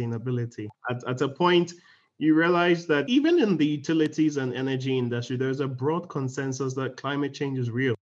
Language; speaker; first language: English; non-native, local second language; Akan